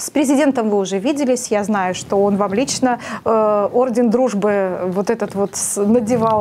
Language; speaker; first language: Russian; native; Russian